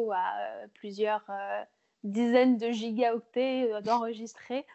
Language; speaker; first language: French; native; French